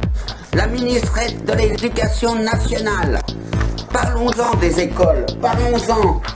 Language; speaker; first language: French; native; French